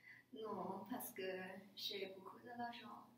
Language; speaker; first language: French; non-native, learner; Chinese